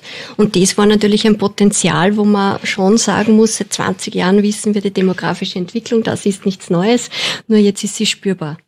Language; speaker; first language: German; native; German